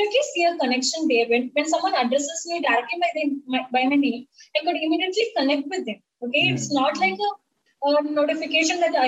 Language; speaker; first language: English; non-native, local second language; Tamil